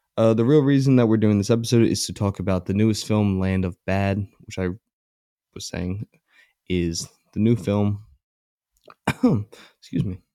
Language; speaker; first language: English; native; English